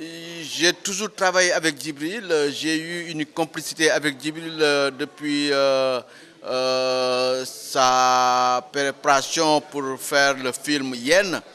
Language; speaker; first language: French; non-native, local second language; Wolof